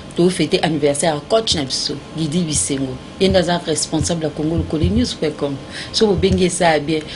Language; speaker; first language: Lingala; native; Lingala